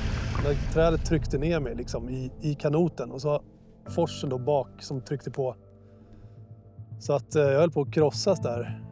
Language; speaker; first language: Swedish; native; Swedish